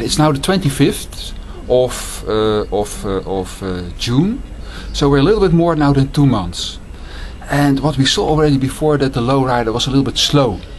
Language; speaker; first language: English; non-native, fluent; Dutch